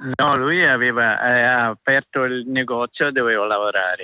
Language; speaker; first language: Italian; non-native, local second language; German